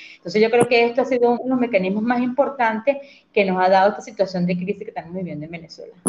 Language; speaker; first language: Spanish; native; Spanish